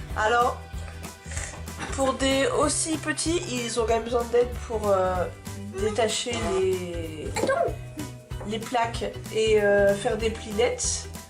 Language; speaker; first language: French; native; French